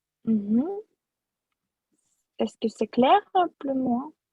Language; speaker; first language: French; non-native, fluent; Russian